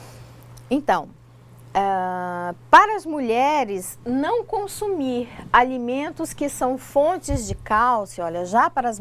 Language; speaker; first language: Portuguese; native; Portuguese